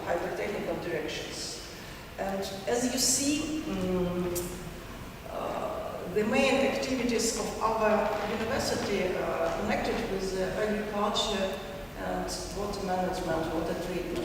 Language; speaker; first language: English; non-native, learner; Ukrainian